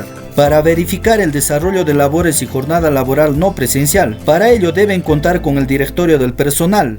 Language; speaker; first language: Spanish; native; Spanish